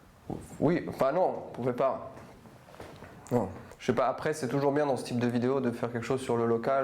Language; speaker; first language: French; native; French